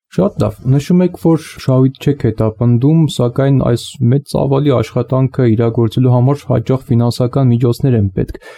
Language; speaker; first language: Armenian; native; Armenian